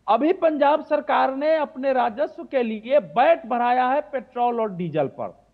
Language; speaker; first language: Hindi; native; Hindi